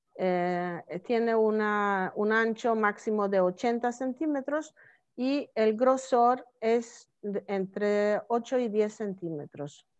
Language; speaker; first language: Spanish; non-native, fluent; Norwegian